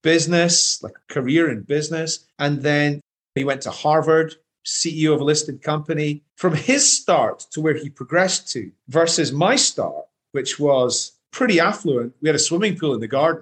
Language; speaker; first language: English; native; English